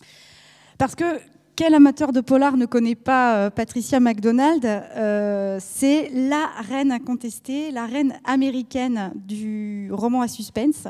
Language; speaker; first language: French; native; French